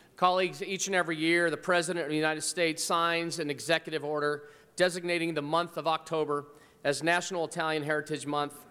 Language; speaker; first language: English; early bilingual, other home language; Italian